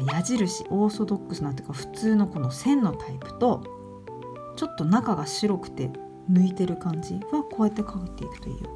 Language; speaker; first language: Japanese; native; Japanese